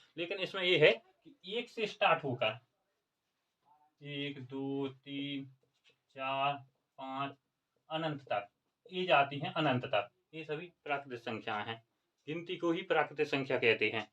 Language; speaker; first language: Hindi; native; Hindi